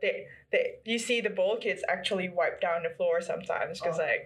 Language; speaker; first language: English; non-native, local second language; Filipino